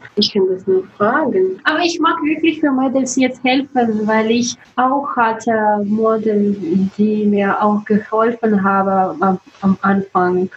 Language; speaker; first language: German; non-native, learner; Russian